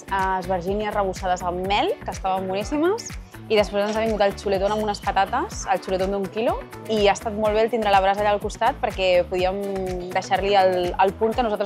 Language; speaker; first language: Catalan; native; Catalan